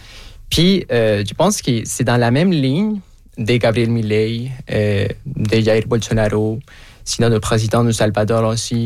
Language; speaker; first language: French; non-native, fluent; Spanish